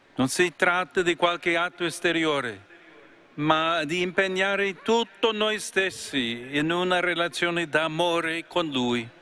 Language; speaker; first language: Italian; non-native, fluent; English